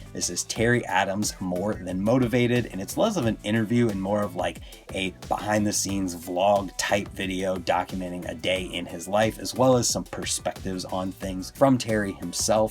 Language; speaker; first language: English; native; English